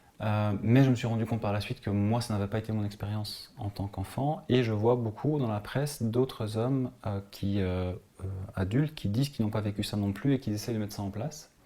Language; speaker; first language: French; native; French